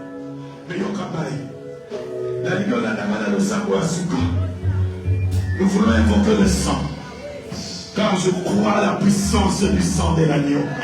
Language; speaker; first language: French; non-native, local second language; Lingala